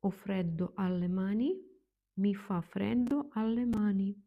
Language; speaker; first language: Italian; non-native, fluent; Ukrainian